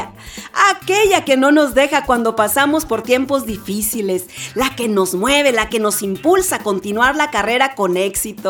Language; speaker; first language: Spanish; native; Spanish